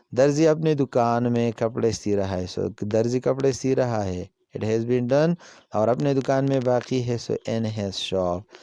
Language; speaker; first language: Urdu; non-native, local second language; Pashto